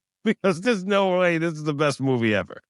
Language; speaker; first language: English; native; English